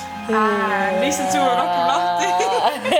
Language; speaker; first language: Estonian; native; Estonian